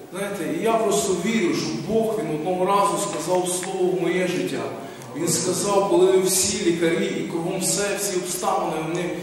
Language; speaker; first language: Ukrainian; native; Ukrainian